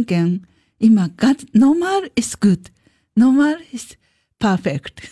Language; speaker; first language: German; non-native, learner; Japanese